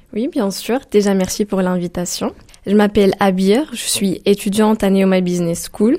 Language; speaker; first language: French; non-native, local second language; Arabic